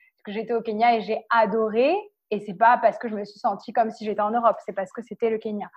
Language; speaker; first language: French; native; French